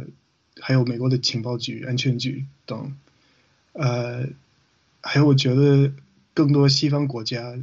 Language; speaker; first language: Chinese; non-native, fluent; English